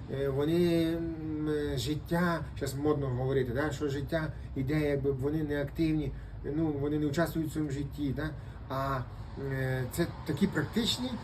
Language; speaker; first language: Ukrainian; non-native, local second language; Russian